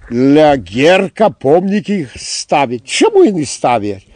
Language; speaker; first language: Polish; non-native, local second language; Belarusian